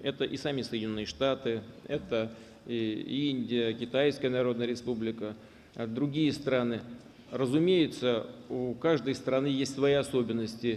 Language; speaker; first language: Russian; native; Russian